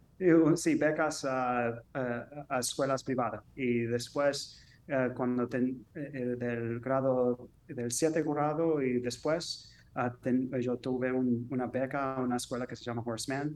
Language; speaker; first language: Spanish; early bilingual, heritage; English